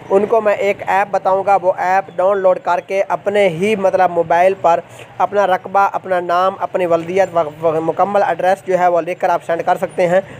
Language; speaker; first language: Urdu; native; Urdu